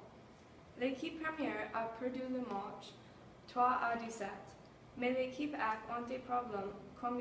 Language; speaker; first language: French; non-native, learner; English